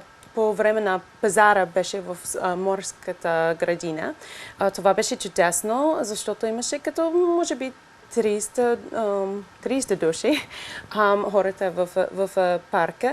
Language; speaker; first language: Bulgarian; non-native, learner; English